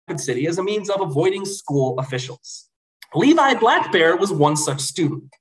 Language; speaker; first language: English; native; English